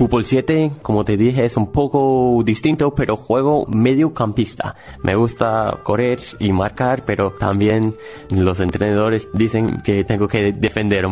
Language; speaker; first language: Spanish; non-native, fluent; English